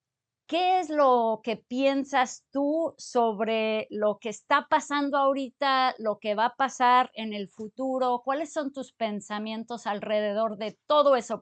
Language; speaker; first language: Spanish; early bilingual, other home language; English